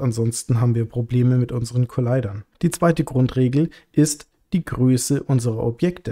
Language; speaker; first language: German; native; German